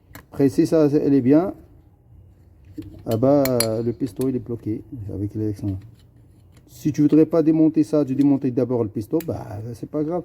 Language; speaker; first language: French; non-native, fluent; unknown